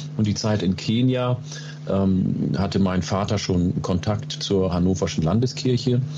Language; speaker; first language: German; early bilingual, other home language; Oromo